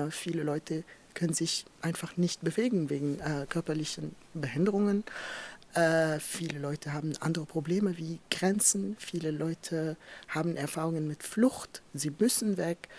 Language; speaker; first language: German; non-native, fluent; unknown